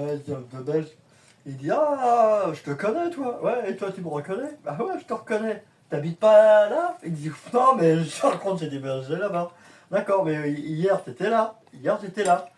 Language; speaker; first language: French; native; French